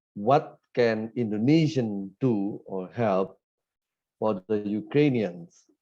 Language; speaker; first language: English; non-native, fluent; Indonesian